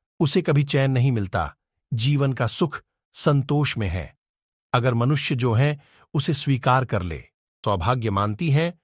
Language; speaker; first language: Hindi; native; Hindi